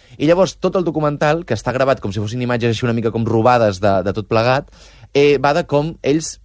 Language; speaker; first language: Catalan; native; Catalan